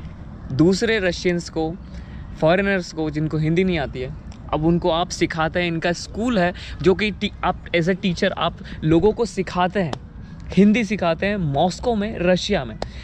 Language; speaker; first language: Hindi; native; Hindi